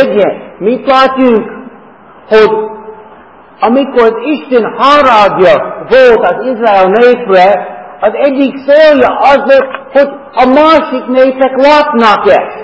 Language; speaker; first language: Hungarian; non-native, fluent; English